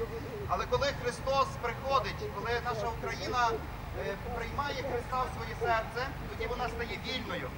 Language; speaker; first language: Ukrainian; native; Ukrainian